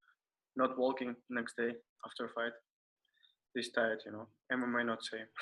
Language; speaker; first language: English; non-native, learner; Russian